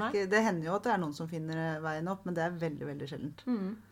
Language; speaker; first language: Norwegian; native; Norwegian